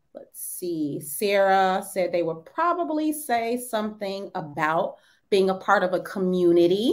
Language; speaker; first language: English; native; English